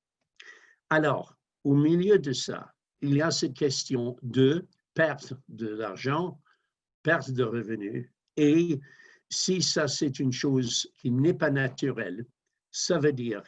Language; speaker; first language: French; non-native, fluent; English